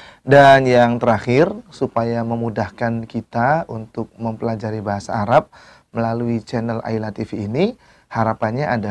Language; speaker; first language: Indonesian; native; Indonesian